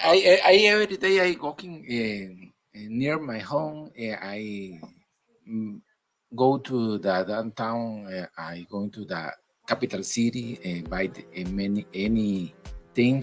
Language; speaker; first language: English; non-native, learner; Spanish